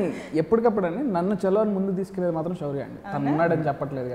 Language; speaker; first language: Telugu; native; Telugu